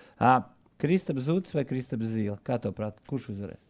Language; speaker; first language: Latvian; native; Latvian